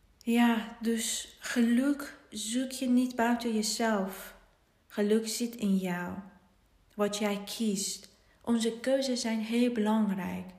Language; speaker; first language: Dutch; non-native, fluent; Persian